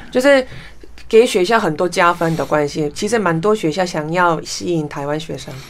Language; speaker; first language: Chinese; non-native, fluent; Korean